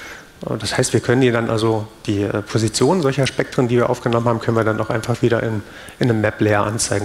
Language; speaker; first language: German; native; German